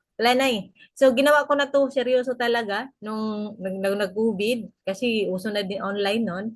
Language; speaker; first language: Filipino; non-native, local second language; Cebuano